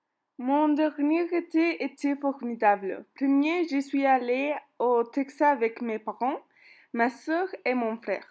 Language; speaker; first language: French; non-native, learner; Spanish